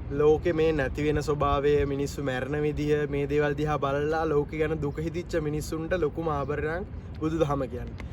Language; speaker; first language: Sinhala; native; Sinhala